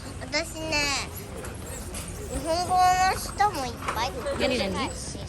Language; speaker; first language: Japanese; early bilingual, other home language; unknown